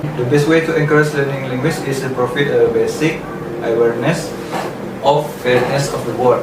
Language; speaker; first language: English; non-native, learner; Indonesian